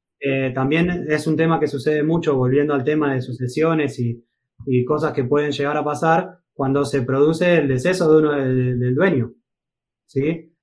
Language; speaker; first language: Spanish; native; Spanish